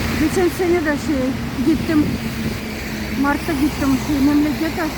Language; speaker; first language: Turkish; non-native, fluent; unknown